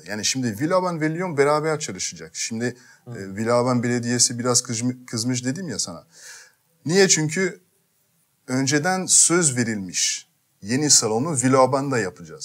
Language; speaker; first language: Turkish; non-native, fluent; French